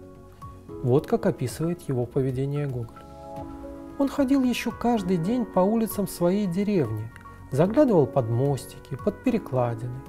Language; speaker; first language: Russian; native; Russian